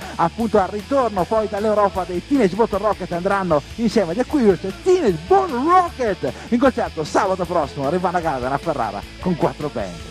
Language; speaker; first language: Italian; native; Italian